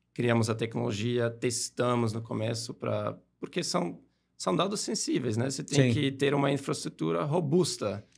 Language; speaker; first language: Portuguese; non-native, fluent; German